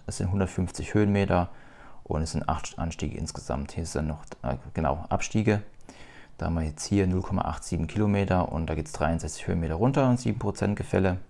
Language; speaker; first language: German; native; German